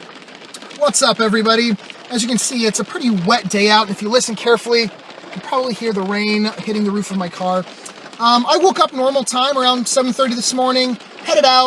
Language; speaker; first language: English; native; English